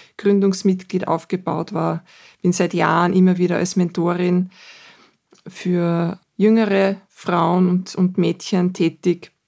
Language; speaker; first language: German; native; German